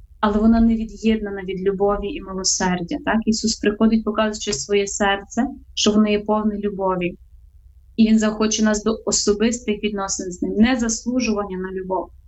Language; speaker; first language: Ukrainian; native; Ukrainian